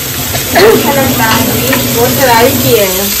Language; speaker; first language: Hindi; native; Hindi